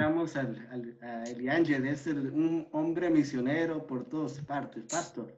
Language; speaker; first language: Spanish; native; Spanish